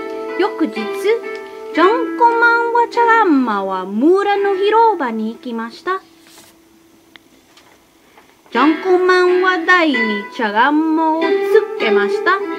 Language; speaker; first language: Japanese; non-native, learner; English